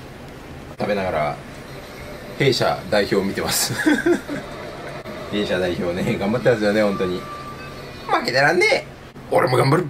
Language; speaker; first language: Japanese; native; Japanese